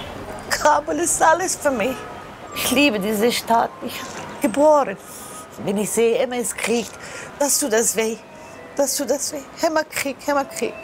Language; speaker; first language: German; non-native, learner; Persian